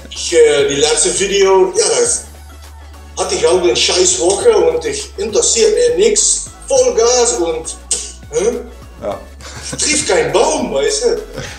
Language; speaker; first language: German; non-native, learner; Dutch